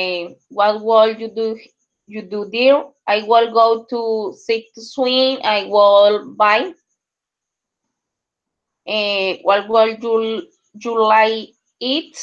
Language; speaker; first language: English; non-native, learner; Spanish